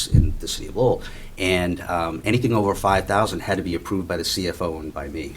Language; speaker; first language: English; native; English